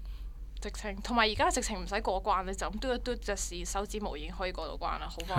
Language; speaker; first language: Chinese; native; Chinese